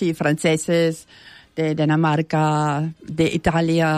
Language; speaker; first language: Spanish; non-native, fluent; German